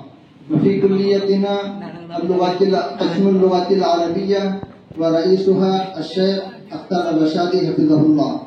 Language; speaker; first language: Arabic; non-native, learner; Urdu